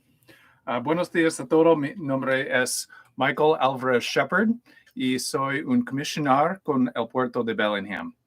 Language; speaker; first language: Spanish; early bilingual, heritage; English